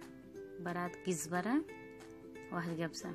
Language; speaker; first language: Arabic; non-native, learner; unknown